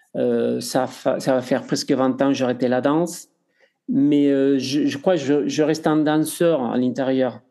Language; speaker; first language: French; non-native, fluent; Spanish